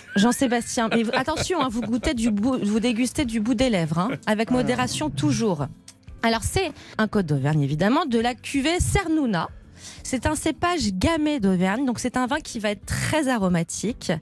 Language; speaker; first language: French; native; French